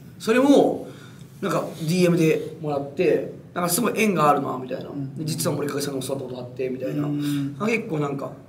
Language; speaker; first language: Japanese; native; Japanese